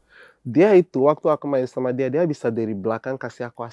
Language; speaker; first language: Indonesian; non-native, fluent; English